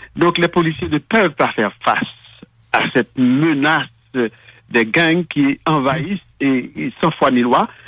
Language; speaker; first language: French; non-native, local second language; Haitian Creole